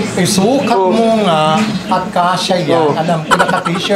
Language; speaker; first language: Filipino; native; Filipino